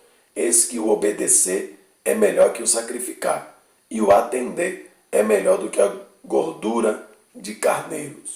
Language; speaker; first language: Portuguese; native; Portuguese